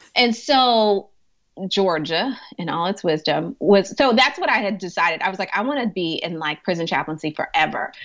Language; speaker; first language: English; native; English